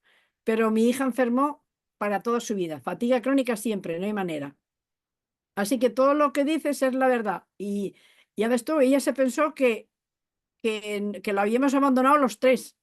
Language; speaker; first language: Spanish; native; Spanish